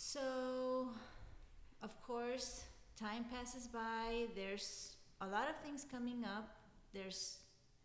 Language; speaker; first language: English; non-native, fluent; Spanish